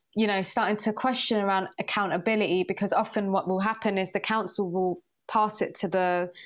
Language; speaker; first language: English; early bilingual, other home language; Swahili